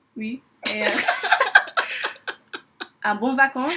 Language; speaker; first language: French; non-native, learner; English